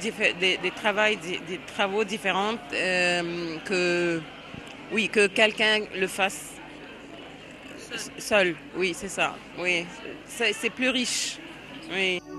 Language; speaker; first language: French; non-native, fluent; Arabic